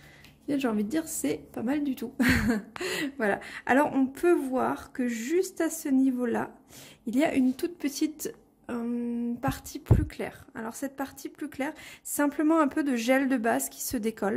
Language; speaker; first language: French; native; French